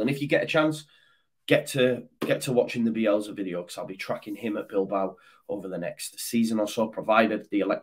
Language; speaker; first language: English; native; English